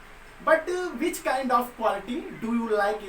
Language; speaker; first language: English; non-native, local second language; Hindi